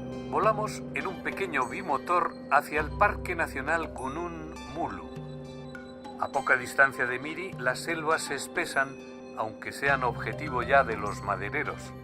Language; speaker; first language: Spanish; native; Spanish